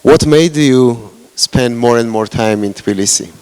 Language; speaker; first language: English; non-native, fluent; Georgian